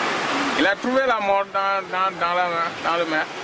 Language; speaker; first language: French; non-native, local second language; Wolof